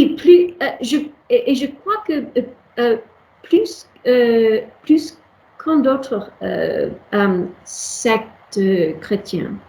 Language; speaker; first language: French; non-native, fluent; English